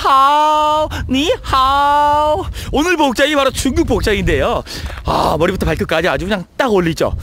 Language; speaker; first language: Korean; native; Korean